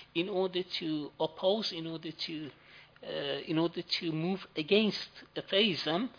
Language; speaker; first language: English; non-native, fluent; Persian